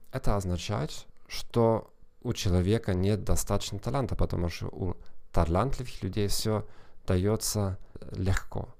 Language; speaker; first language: Russian; non-native, fluent; German